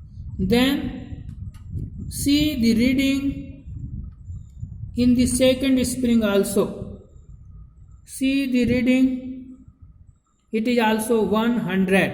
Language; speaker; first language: English; non-native, local second language; Hindi